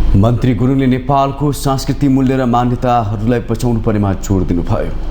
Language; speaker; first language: Nepali; native; Nepali